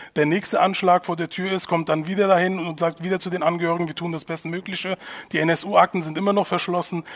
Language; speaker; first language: German; native; German